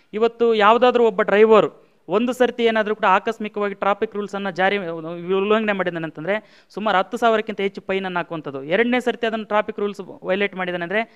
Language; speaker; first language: Kannada; native; Kannada